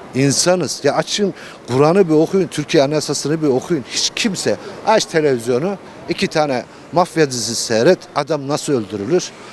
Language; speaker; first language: Turkish; native; Turkish